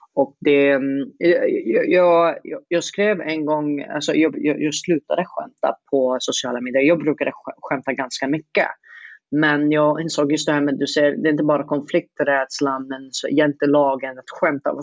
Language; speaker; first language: Swedish; non-native, fluent; Arabic